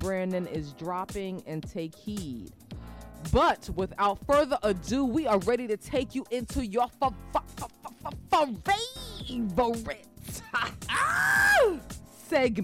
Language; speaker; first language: English; native; English